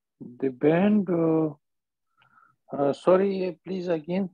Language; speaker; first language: English; non-native, learner; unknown